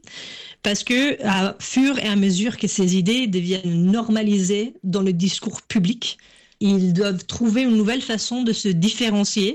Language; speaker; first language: French; non-native, fluent; English